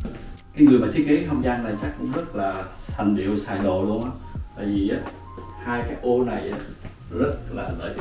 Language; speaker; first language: Vietnamese; native; Vietnamese